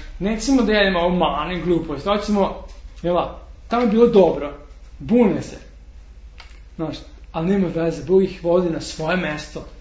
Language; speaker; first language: Serbian; non-native, fluent; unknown